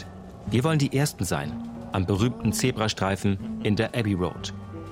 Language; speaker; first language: German; native; German